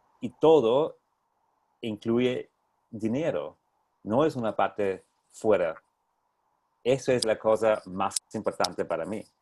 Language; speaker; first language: Spanish; non-native, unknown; German